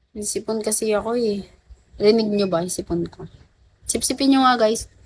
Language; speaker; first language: Filipino; non-native, local second language; Cebuano